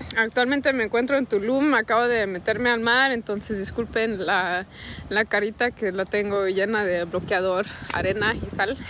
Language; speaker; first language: Spanish; early bilingual, heritage; Spanish